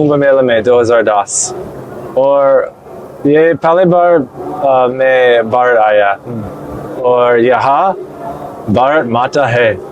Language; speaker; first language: Hindi; non-native, learner; English